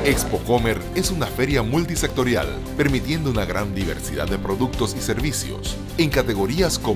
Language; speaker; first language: Spanish; native; Spanish